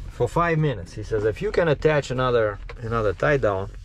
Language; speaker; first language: English; native; English